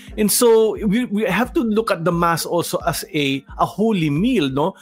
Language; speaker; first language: English; non-native, local second language; Filipino